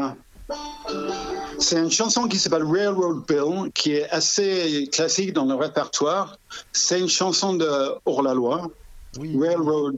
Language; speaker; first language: French; non-native, fluent; English